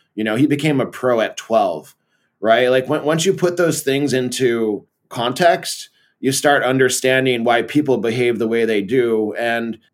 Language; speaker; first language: English; early bilingual, other home language; Portuguese